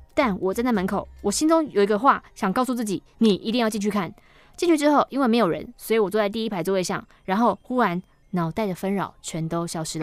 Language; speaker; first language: Chinese; native; Chinese